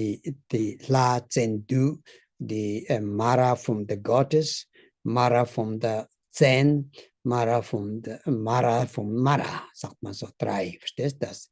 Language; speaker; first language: German; non-native, learner; Tibetan